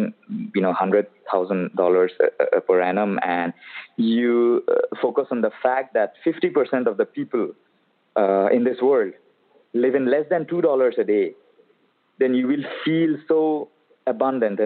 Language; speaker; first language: English; non-native, local second language; Assamese